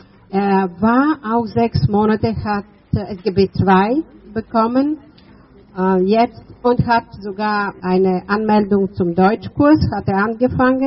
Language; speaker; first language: German; non-native, fluent; Bulgarian